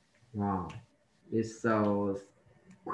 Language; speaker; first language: English; non-native, learner; Vietnamese